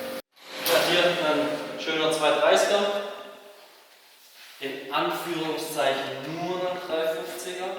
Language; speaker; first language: German; native; German